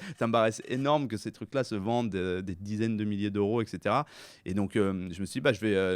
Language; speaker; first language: French; early bilingual, other home language; Persian